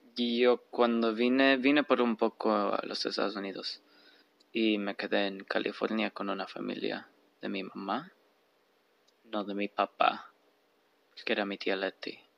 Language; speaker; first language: Spanish; early bilingual, heritage; Spanish